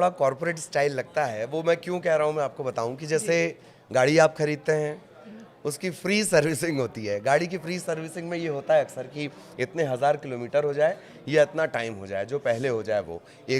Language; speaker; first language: Hindi; native; Hindi